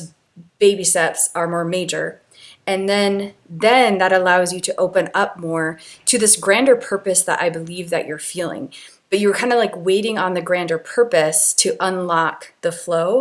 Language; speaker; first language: English; native; English